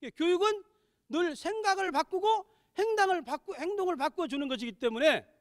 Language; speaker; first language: Korean; native; Korean